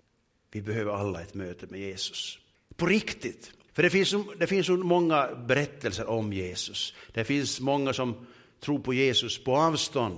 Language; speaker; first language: Swedish; native; Swedish